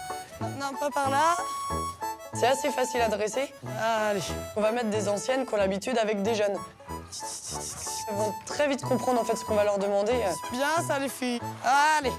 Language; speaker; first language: French; native; French